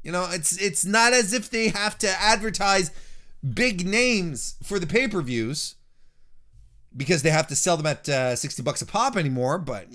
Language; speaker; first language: English; native; English